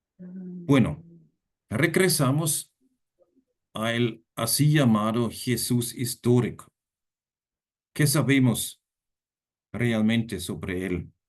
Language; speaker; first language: Spanish; non-native, fluent; German